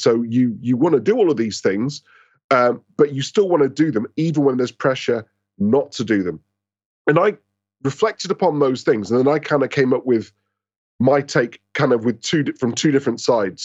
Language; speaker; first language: English; native; English